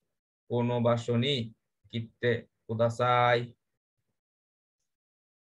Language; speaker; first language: Japanese; non-native, learner; Bangla